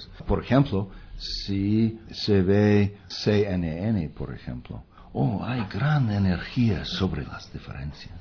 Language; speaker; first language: Spanish; non-native, fluent; English